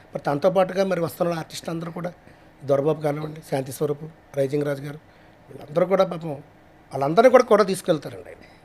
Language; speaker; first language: Telugu; native; Telugu